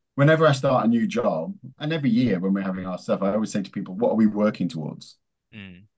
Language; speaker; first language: English; native; English